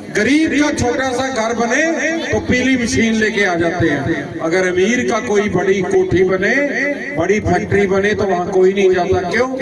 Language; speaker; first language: Urdu; non-native, local second language; Punjabi